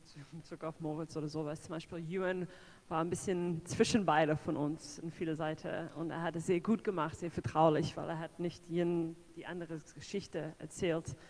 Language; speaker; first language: German; non-native, fluent; English